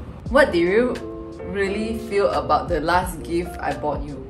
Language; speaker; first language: English; non-native, local second language; Chinese